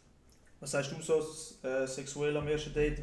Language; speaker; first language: German; native; German